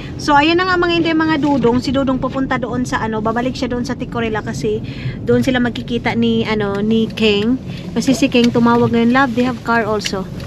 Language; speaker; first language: Filipino; non-native, local second language; Cebuano